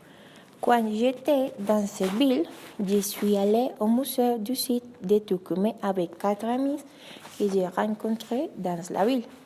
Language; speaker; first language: French; non-native, learner; Spanish